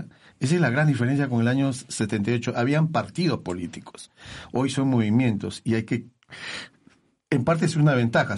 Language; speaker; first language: Spanish; native; Spanish